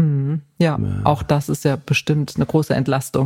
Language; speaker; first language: German; native; German